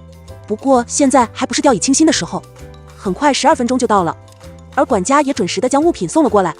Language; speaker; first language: Chinese; native; Chinese